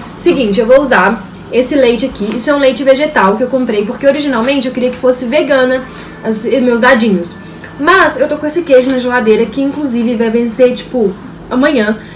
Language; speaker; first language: Portuguese; native; Portuguese